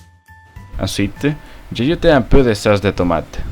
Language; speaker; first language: French; non-native, learner; Spanish